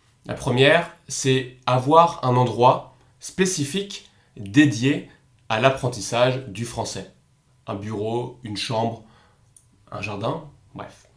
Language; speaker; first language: French; native; French